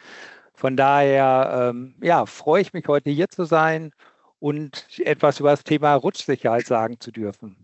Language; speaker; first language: German; native; German